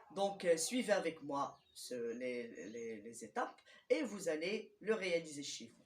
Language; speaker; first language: French; non-native, local second language; Arabic